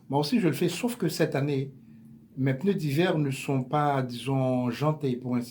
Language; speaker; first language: French; native; French